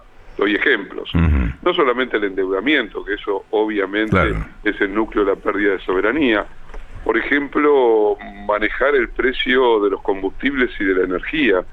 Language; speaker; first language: Spanish; native; Spanish